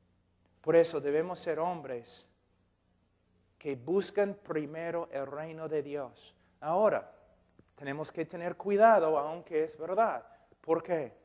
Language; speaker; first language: Spanish; non-native, fluent; English